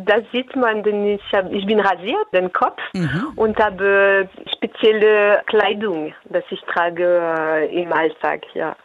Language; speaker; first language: German; non-native, fluent; French